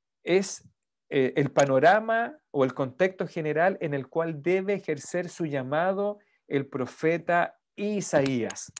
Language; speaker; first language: Spanish; native; Spanish